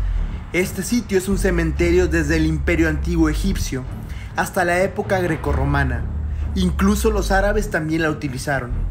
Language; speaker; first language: Spanish; native; Spanish